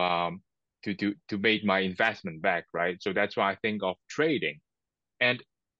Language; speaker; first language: English; non-native, local second language; Cantonese